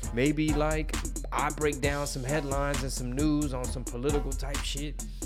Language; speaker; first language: English; early bilingual, other home language; Spanish